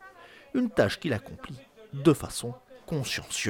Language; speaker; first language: French; native; French